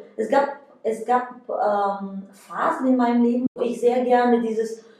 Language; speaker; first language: German; non-native, fluent; Bulgarian